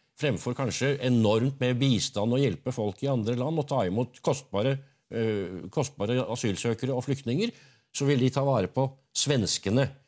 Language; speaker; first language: Norwegian; native; Norwegian